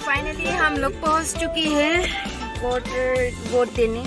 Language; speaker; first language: Hindi; non-native, local second language; Karbi